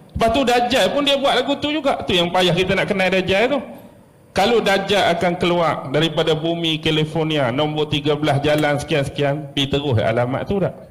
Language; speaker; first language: Malay; native; Malay